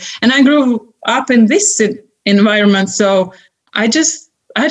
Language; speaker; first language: English; non-native, fluent; Latvian